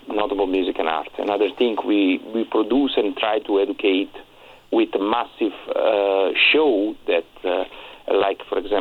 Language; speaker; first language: English; non-native, fluent; Italian